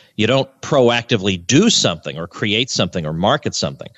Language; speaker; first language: English; native; English